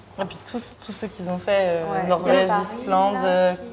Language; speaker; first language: French; native; French